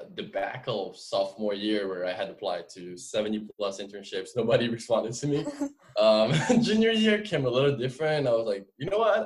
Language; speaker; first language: English; non-native, fluent; French